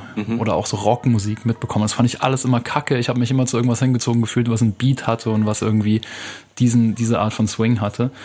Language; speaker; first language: German; native; German